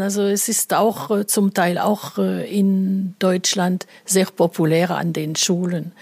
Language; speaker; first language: German; non-native, fluent; French